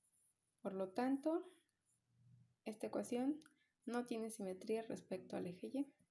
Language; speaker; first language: Spanish; native; Spanish